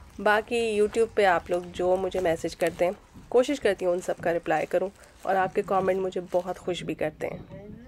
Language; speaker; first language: Urdu; native; Urdu